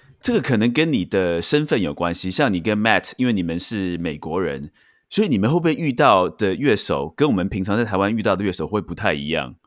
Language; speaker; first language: Chinese; native; Chinese